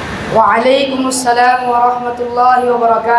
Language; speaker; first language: Arabic; non-native, learner; Urdu